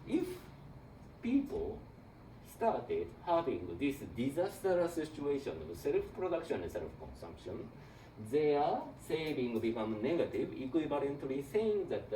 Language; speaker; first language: English; non-native, learner; Japanese